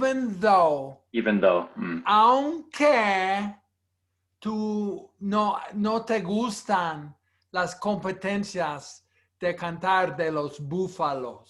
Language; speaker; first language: Spanish; non-native, fluent; English